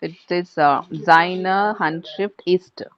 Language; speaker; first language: German; non-native, learner; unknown